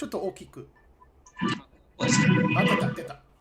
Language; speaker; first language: Japanese; non-native, fluent; English